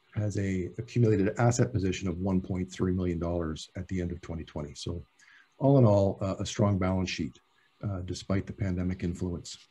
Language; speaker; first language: English; native; English